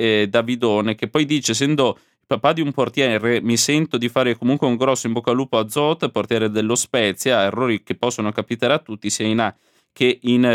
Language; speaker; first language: Italian; native; Italian